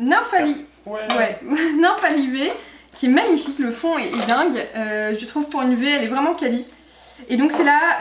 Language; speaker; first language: French; native; French